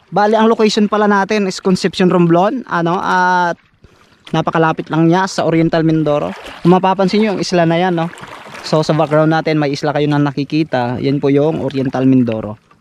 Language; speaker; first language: Filipino; non-native, local second language; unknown